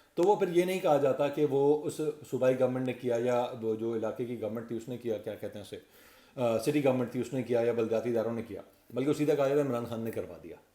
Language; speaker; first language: Urdu; non-native, local second language; Punjabi